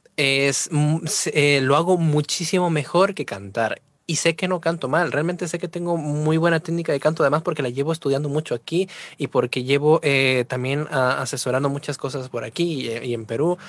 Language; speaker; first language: Spanish; native; Spanish